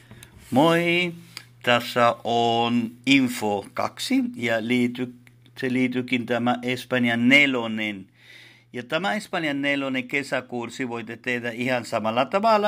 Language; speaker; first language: Finnish; non-native, learner; Spanish